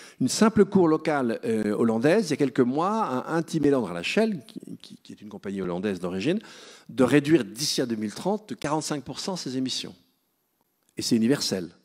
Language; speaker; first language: French; native; French